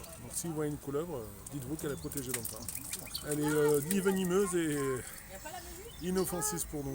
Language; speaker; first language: French; native; French